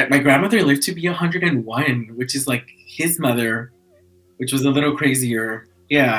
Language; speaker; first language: English; early bilingual, other home language; Spanish